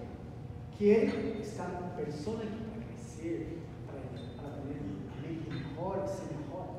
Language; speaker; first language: Spanish; non-native, learner; Portuguese